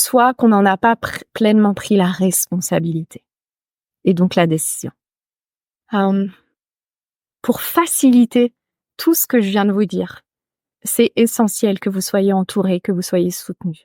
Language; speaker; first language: French; native; French